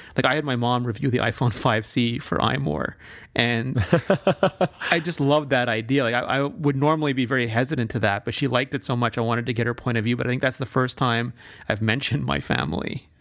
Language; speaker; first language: English; native; English